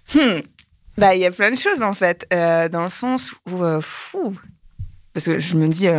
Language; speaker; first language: French; native; French